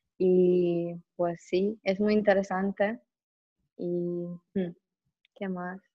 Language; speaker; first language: Spanish; non-native, fluent; Russian